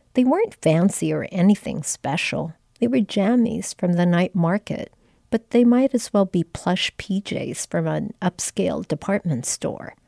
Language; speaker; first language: English; non-native, local second language; Filipino